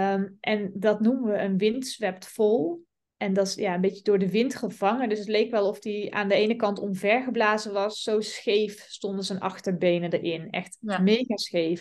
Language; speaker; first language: Dutch; native; Dutch